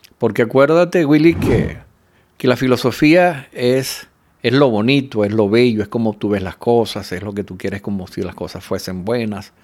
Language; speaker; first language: Spanish; native; Spanish